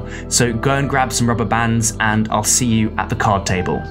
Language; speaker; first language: English; native; English